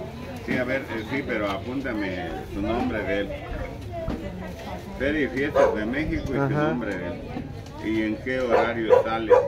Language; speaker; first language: Spanish; native; Spanish